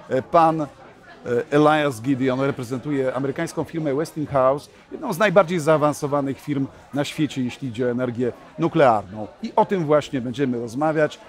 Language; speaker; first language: Polish; native; Polish